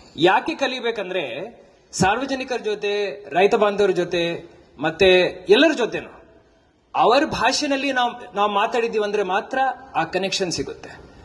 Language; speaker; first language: Kannada; non-native, fluent; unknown